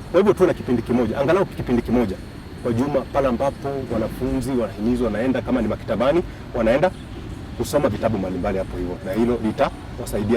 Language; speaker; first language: Swahili; non-native, local second language; Luyia